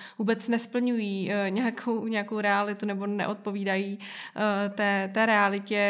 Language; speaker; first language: Czech; native; Czech